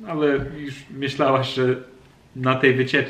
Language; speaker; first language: Polish; non-native, learner; English